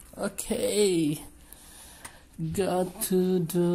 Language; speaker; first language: English; non-native, learner; Indonesian